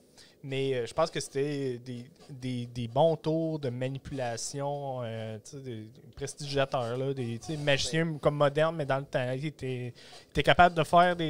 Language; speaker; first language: French; native; French